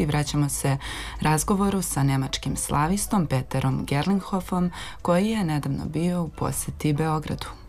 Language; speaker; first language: Serbian; native; Serbian